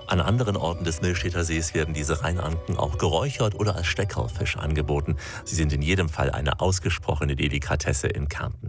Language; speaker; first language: German; native; German